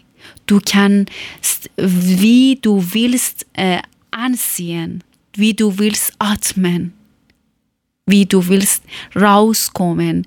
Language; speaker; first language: German; non-native, learner; Persian